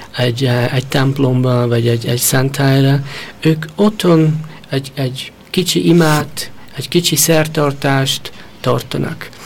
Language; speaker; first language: Hungarian; early bilingual, heritage; Hungarian